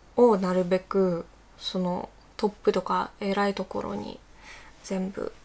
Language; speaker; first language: Japanese; non-native, fluent; Russian